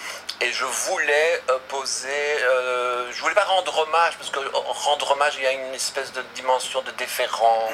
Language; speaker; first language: French; native; French